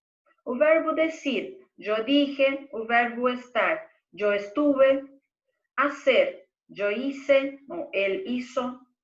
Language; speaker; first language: Spanish; non-native, fluent; Portuguese